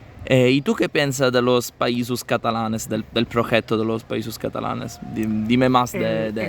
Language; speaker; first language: Spanish; non-native, learner; Italian